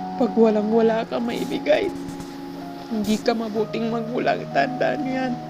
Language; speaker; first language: Filipino; non-native, local second language; Cebuano